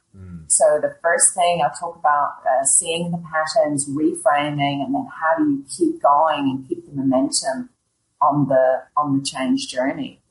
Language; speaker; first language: English; native; English